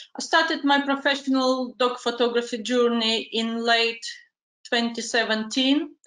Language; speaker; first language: English; non-native, fluent; Ukrainian